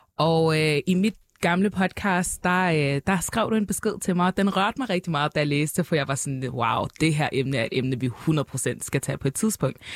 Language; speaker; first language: Danish; early bilingual, other home language; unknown